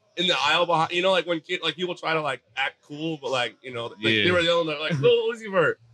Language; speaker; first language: English; native; English